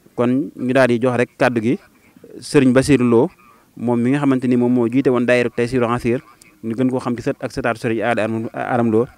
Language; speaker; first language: Wolof; native; Wolof